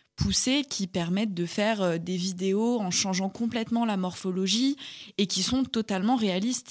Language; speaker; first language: French; native; French